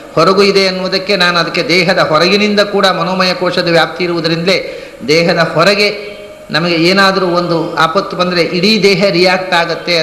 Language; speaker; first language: Kannada; non-native, local second language; Tulu